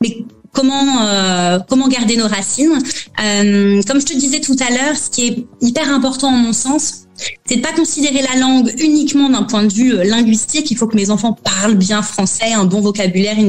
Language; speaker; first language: French; native; French